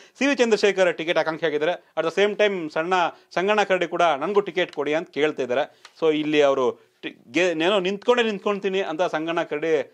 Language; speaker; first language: Kannada; native; Kannada